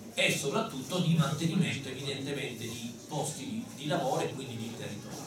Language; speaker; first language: Italian; native; Italian